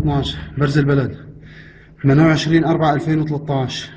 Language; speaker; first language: Arabic; native; Arabic